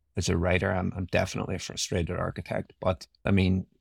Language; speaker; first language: English; native; English